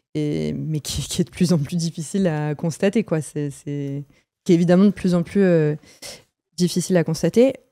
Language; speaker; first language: French; native; French